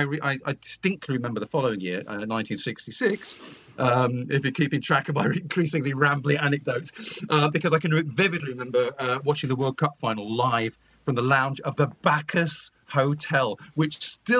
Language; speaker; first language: English; native; English